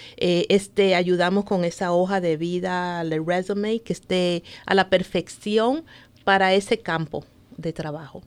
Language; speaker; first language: Spanish; native; Spanish